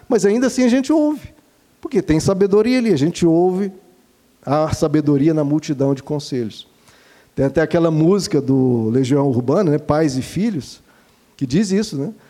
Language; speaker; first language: Portuguese; native; Portuguese